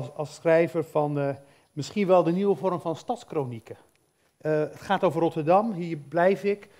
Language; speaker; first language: Dutch; native; Dutch